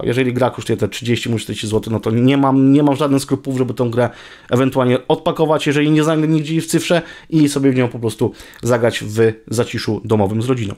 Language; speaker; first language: Polish; native; Polish